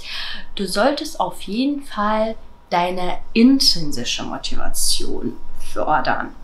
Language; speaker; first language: German; non-native, fluent; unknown